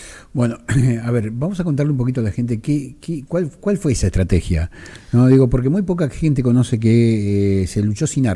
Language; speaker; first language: Spanish; native; Spanish